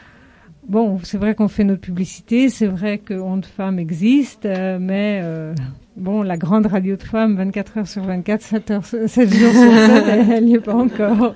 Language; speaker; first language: French; native; French